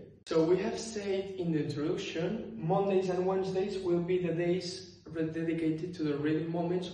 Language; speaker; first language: English; non-native, fluent; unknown